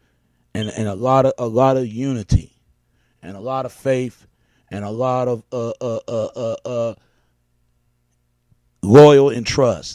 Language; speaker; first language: English; native; English